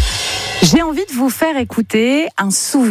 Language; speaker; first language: French; native; French